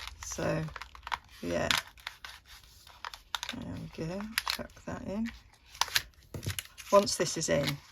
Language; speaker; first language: English; native; English